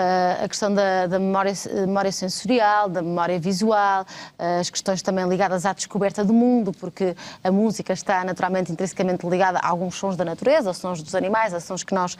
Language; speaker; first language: Portuguese; native; Portuguese